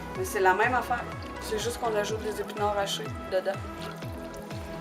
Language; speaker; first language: French; native; French